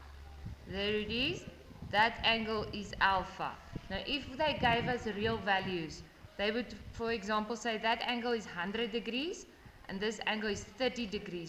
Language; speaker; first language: English; non-native, local second language; Afrikaans